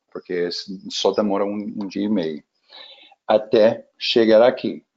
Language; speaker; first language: Portuguese; non-native, fluent; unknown